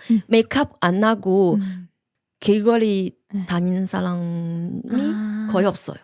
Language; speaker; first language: Korean; non-native, learner; Chinese